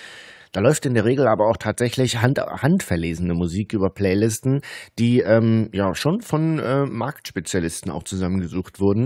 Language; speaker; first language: German; native; German